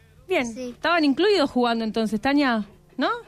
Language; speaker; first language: Spanish; native; Spanish